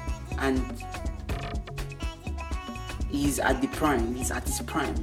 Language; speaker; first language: English; non-native, local second language; Yoruba